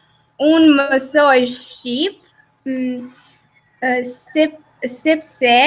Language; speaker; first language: Albanian; non-native, learner; Turkish